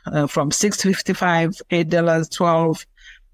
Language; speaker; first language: English; non-native, local second language; Kinyarwanda